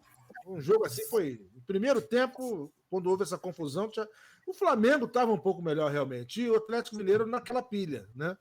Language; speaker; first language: Portuguese; native; Portuguese